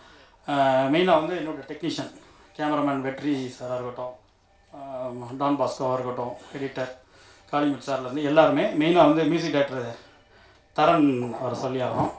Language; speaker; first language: Tamil; native; Tamil